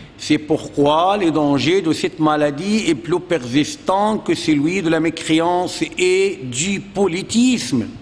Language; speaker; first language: French; non-native, fluent; Arabic